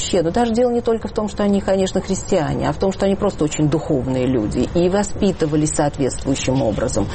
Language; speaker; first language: Russian; native; Russian